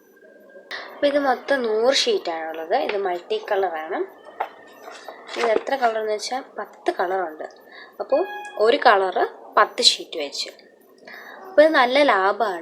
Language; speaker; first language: Malayalam; native; Malayalam